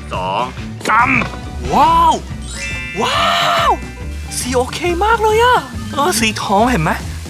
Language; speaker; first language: Thai; non-native, fluent; Korean